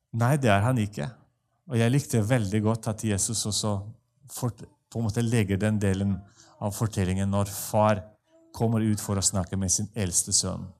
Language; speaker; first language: Norwegian; non-native, fluent; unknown